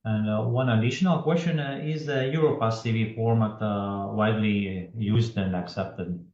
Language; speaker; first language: English; non-native, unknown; Latvian